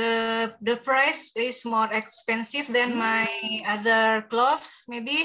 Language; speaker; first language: English; non-native, learner; Indonesian